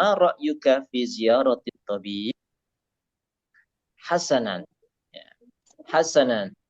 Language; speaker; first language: Arabic; non-native, fluent; Indonesian